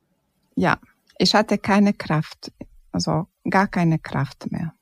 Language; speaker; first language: German; non-native, fluent; Croatian